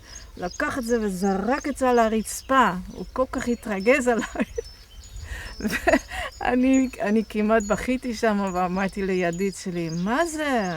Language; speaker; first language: Hebrew; non-native, fluent; Dutch